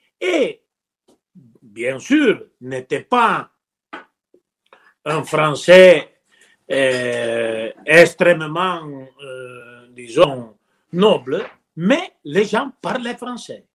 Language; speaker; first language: French; non-native, local second language; Italian